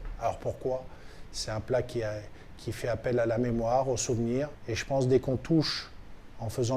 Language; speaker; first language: French; native; French